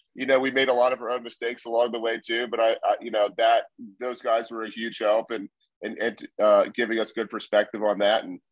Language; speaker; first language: English; native; English